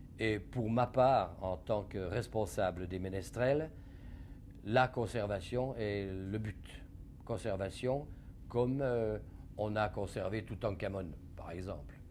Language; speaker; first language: French; native; French